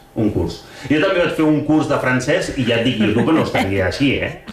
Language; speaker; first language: Catalan; native; Catalan